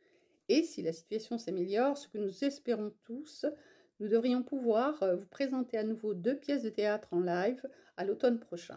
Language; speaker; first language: French; native; French